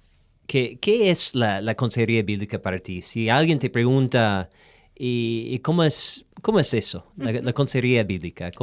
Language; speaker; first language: Spanish; non-native, fluent; English